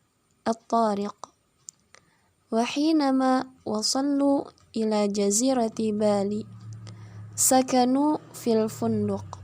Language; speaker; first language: Arabic; non-native, learner; Indonesian